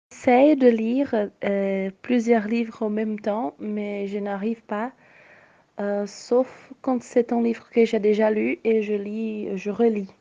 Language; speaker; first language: French; non-native, fluent; Portuguese